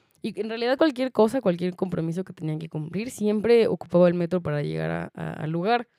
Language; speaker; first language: Spanish; native; Spanish